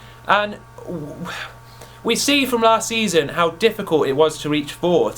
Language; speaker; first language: English; native; English